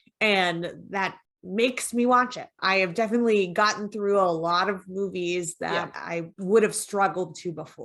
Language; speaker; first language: English; native; English